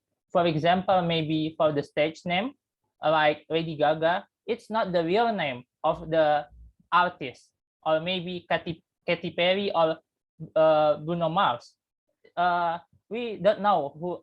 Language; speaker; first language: English; non-native, learner; Indonesian